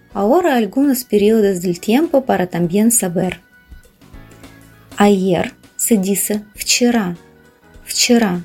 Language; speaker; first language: Spanish; non-native, fluent; Russian